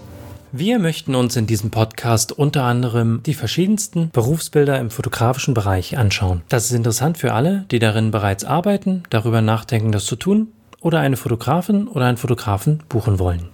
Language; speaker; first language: German; native; German